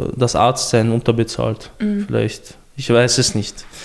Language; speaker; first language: German; early bilingual, other home language; Chechen